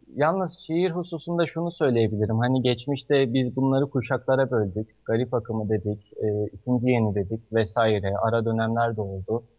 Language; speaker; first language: Turkish; native; Turkish